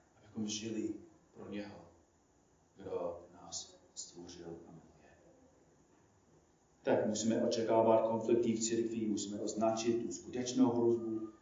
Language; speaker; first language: Czech; non-native, fluent; English